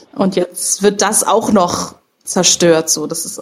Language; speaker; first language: German; native; German